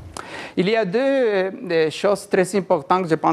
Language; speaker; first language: French; non-native, learner; Spanish